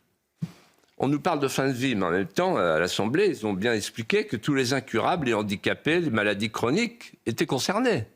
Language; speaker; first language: French; native; French